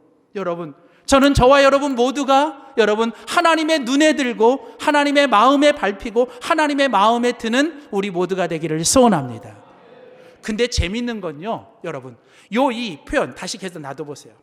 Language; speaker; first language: Korean; native; Korean